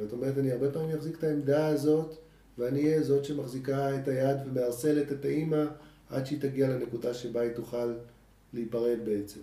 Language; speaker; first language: Hebrew; native; Hebrew